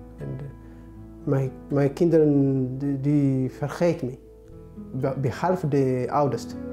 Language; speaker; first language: Dutch; non-native, learner; Tigrinya